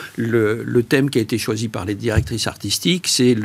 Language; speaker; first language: French; native; French